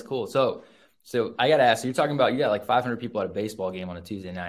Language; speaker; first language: English; native; English